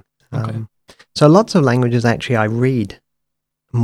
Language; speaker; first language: English; native; English